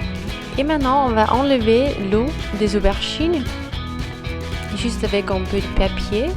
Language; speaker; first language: French; non-native, fluent; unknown